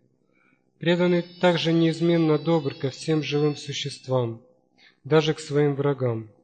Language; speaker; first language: Russian; native; Russian